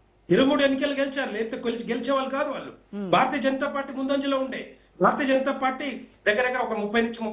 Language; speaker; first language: Telugu; native; Telugu